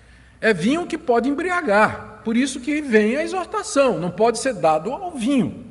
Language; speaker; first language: Portuguese; native; Portuguese